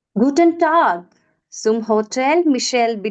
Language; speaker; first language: German; non-native, learner; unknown